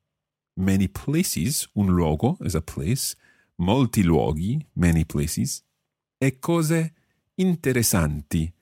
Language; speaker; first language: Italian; non-native, fluent; English